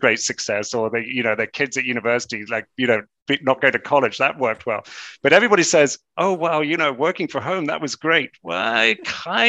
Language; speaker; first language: English; native; English